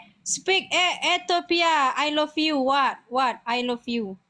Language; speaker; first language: English; non-native, learner; Indonesian